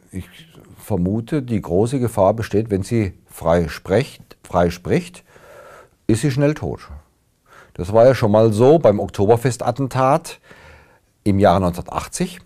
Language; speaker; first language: German; native; German